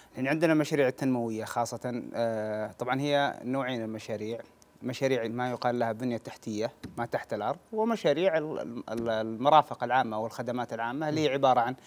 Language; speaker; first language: Arabic; native; Arabic